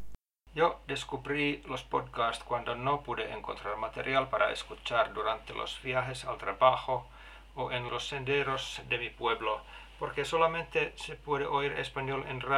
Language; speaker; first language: Spanish; non-native, learner; Finnish